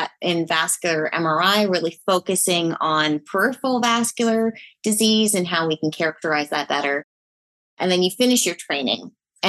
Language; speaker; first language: English; native; English